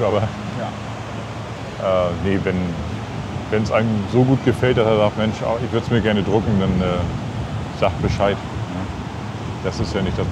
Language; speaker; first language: German; native; German